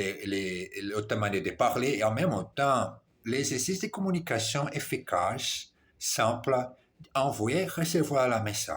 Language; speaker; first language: French; non-native, learner; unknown